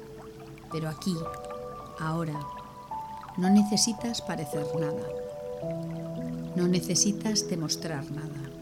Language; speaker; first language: Spanish; native; Spanish